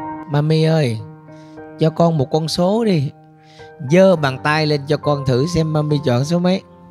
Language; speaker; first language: Vietnamese; native; Vietnamese